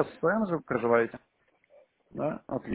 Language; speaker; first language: Russian; native; Russian